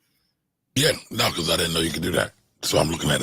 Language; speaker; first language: English; native; English